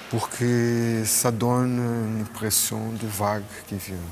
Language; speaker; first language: French; non-native, fluent; Portuguese